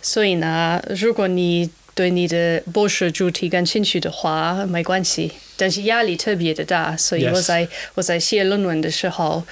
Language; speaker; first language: Chinese; non-native, fluent; German